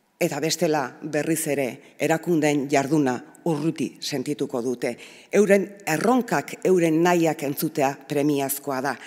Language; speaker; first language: Basque; native; Basque